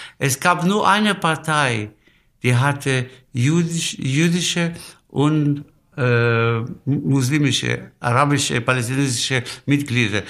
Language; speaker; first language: German; non-native, fluent; Spanish